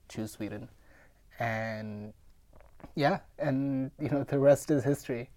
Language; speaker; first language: English; non-native, local second language; Gujarati